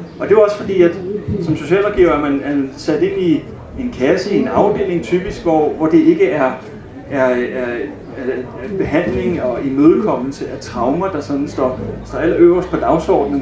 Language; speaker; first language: Danish; native; Danish